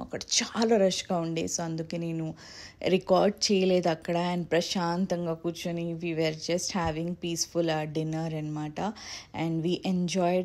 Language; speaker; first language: Telugu; non-native, local second language; Urdu